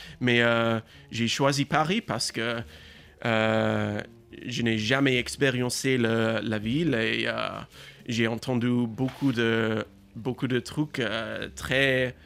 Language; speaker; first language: French; non-native, learner; English